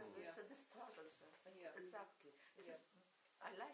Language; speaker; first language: English; non-native, learner; Italian